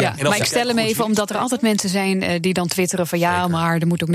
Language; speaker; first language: Dutch; native; Dutch